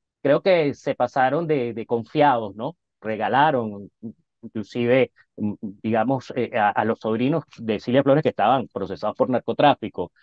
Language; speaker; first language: Spanish; native; Spanish